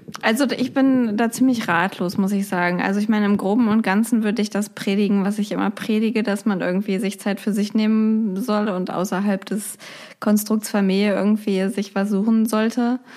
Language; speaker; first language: German; native; German